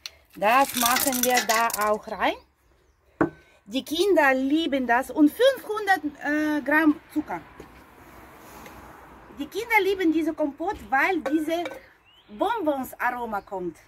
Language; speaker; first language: German; non-native, fluent; Russian